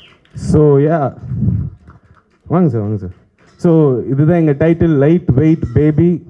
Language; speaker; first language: Tamil; native; Tamil